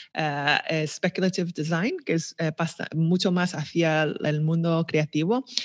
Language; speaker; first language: Spanish; non-native, fluent; Chinese